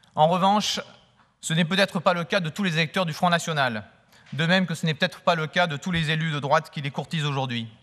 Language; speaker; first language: French; native; French